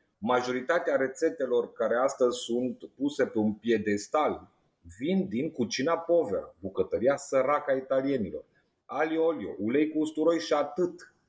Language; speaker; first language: Romanian; native; Romanian